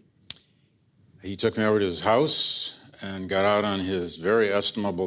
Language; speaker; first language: English; native; English